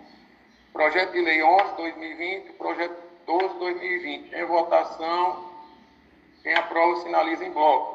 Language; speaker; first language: Portuguese; native; Portuguese